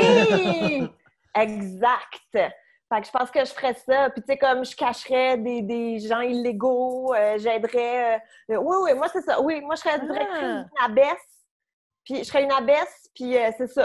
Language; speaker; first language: French; native; French